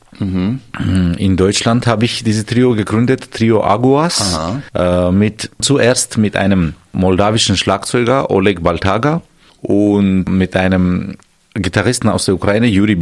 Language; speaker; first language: German; non-native, fluent; Armenian